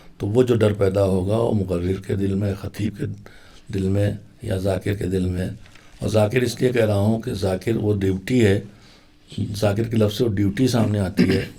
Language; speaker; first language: Urdu; native; Urdu